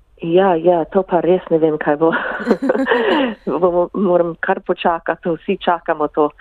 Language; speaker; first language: Slovenian; early bilingual, heritage; English